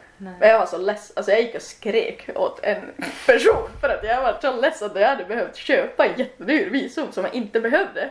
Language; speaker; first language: Swedish; non-native, local second language; Finnish